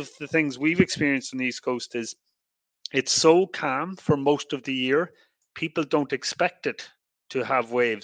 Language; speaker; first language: English; native; English